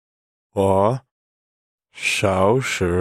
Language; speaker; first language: Chinese; non-native, learner; English